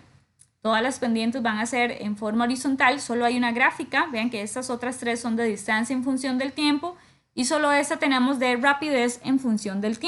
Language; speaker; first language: Spanish; native; Spanish